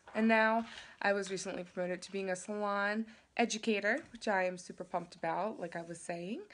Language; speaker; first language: English; native; English